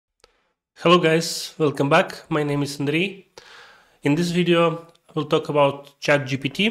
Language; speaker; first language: English; non-native, fluent; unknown